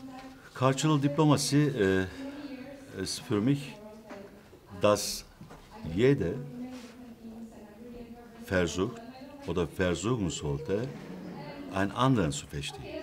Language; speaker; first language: German; non-native, fluent; Turkish